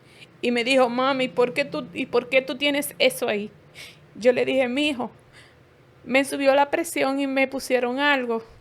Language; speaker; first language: Spanish; native; Spanish